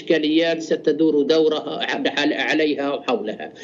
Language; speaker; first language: Arabic; native; Arabic